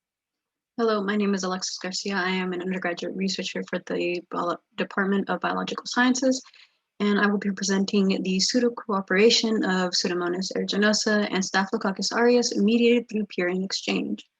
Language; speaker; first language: English; native; English